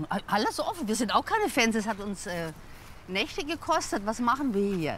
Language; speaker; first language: German; native; German